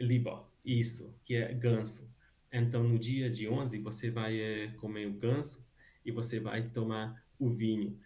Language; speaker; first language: Portuguese; non-native, fluent; Hungarian